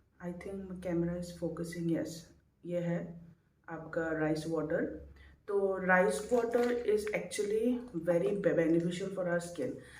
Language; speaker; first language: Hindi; non-native, local second language; Assamese